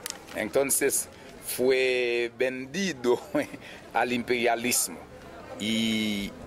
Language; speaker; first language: Spanish; non-native, fluent; Haitian Creole